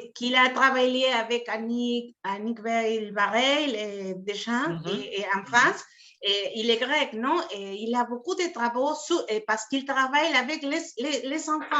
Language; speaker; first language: French; non-native, fluent; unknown